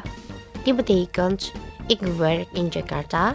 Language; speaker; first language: Dutch; non-native, learner; Indonesian